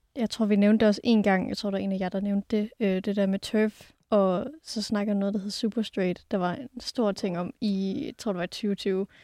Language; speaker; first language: Danish; native; Danish